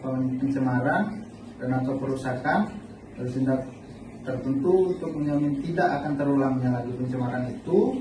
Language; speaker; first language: Indonesian; native; Indonesian